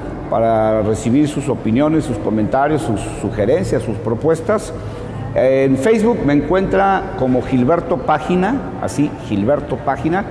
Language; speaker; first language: Spanish; native; Spanish